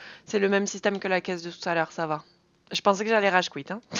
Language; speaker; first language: French; native; French